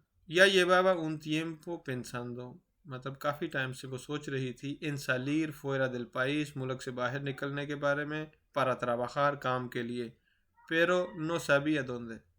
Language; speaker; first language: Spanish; non-native, fluent; Urdu